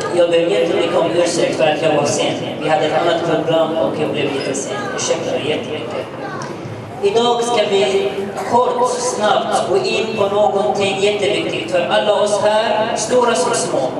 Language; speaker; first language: Swedish; early bilingual, other home language; Arabic